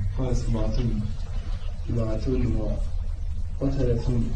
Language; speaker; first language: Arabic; non-native, learner; French